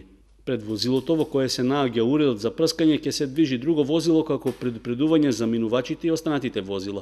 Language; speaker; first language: Macedonian; native; Macedonian